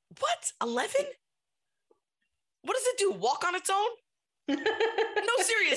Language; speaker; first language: English; native; English